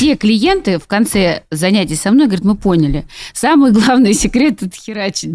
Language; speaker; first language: Russian; native; Russian